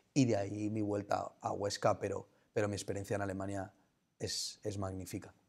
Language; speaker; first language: Spanish; native; Spanish